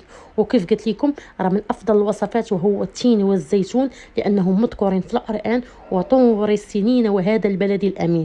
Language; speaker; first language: Arabic; native; Arabic